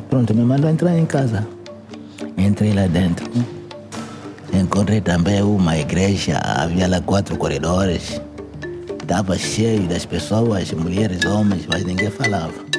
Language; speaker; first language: Portuguese; non-native, local second language; Kongo